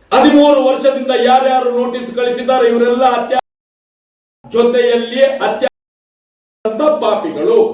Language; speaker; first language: Kannada; non-native, local second language; Tulu